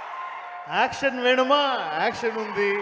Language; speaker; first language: Telugu; non-native, learner; Tamil